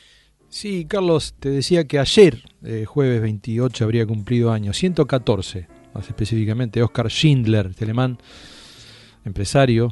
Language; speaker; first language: Spanish; native; Spanish